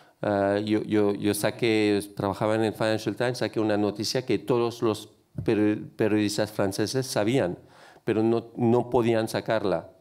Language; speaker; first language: Spanish; non-native, fluent; French